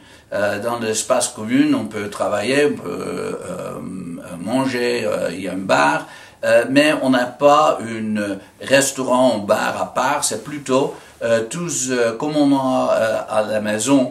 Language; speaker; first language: French; non-native, fluent; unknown